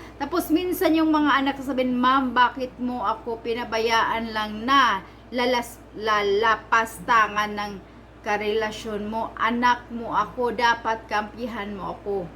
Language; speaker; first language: Filipino; non-native, local second language; Cebuano